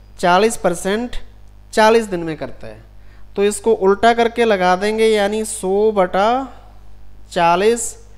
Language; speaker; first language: Hindi; non-native, local second language; Punjabi